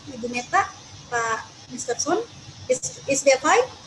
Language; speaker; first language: English; non-native, fluent; Indonesian